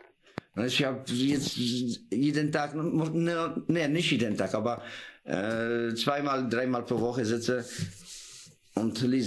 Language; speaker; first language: German; non-native, learner; Polish